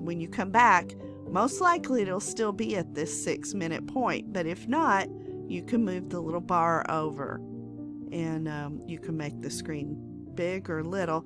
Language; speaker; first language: English; native; English